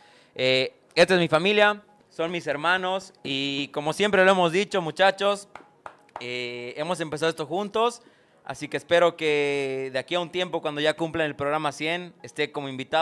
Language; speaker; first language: Spanish; native; Spanish